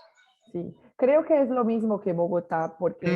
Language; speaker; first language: Spanish; non-native, learner; Portuguese